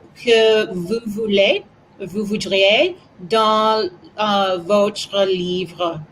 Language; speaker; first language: French; non-native, learner; English